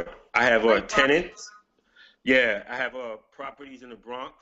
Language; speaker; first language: English; native; English